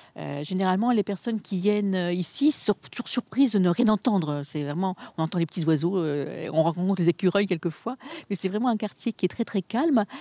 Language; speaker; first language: French; native; French